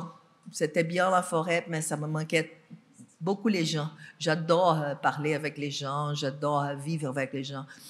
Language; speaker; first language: French; non-native, fluent; Portuguese